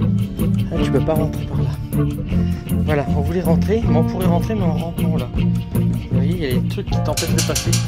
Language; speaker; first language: French; native; French